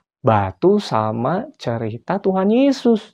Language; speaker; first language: Indonesian; native; Indonesian